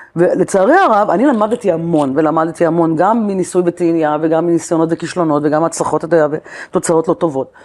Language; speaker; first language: Hebrew; native; Hebrew